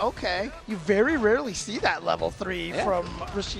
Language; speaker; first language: English; native; English